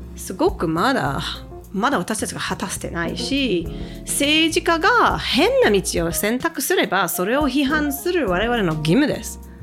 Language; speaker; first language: Japanese; non-native, fluent; English